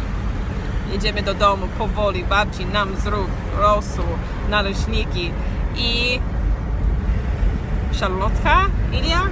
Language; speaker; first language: Polish; non-native, fluent; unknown